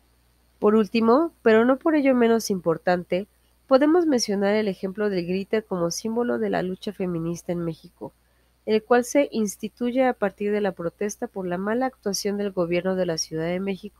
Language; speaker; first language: Spanish; native; Spanish